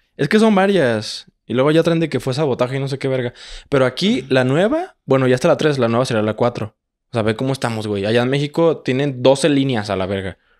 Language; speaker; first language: Spanish; native; Spanish